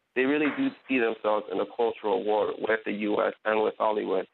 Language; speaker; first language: English; native; English